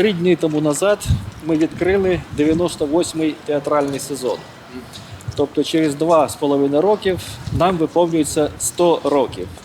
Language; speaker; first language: Ukrainian; native; Ukrainian